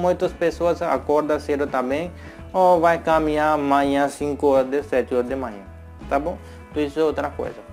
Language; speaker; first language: Portuguese; non-native, learner; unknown